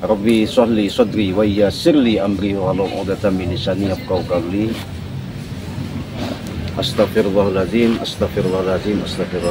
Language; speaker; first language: Indonesian; native; Indonesian